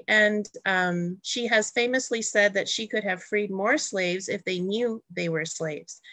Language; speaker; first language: English; native; English